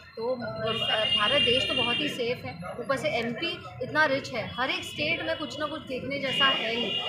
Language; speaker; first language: Hindi; non-native, local second language; Marathi